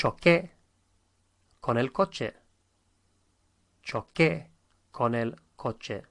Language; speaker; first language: Spanish; non-native, fluent; English